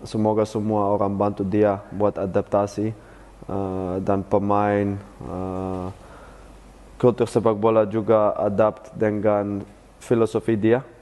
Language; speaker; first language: Indonesian; non-native, fluent; Dutch